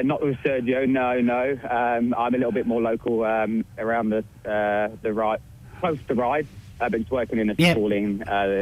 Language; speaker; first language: English; native; English